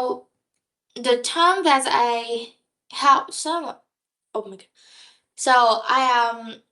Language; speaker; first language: English; non-native, learner; Vietnamese